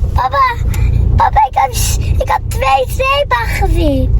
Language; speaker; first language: Dutch; early bilingual, other home language; Turkish